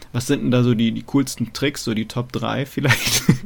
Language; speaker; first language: German; native; German